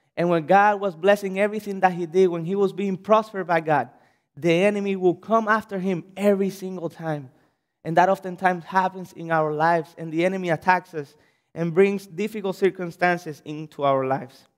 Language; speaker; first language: English; non-native, fluent; Spanish